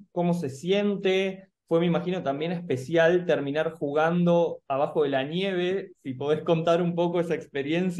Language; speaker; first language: Spanish; native; Spanish